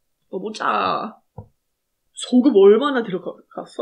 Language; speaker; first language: Korean; non-native, fluent; English